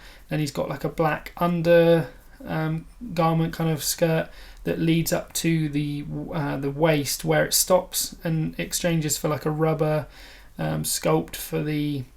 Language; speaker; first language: English; native; English